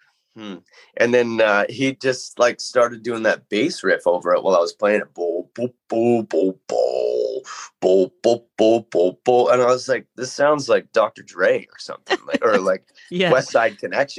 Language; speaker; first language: English; native; English